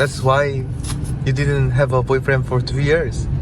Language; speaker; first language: English; non-native, learner; Korean